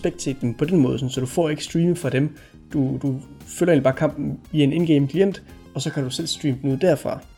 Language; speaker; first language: Danish; native; Danish